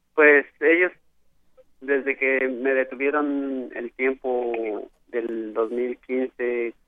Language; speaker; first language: Spanish; native; Spanish